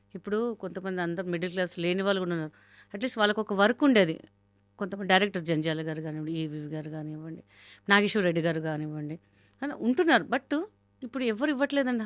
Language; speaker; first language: Telugu; non-native, local second language; Hindi